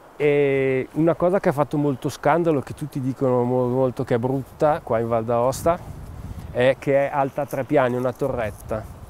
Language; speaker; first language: Italian; native; Italian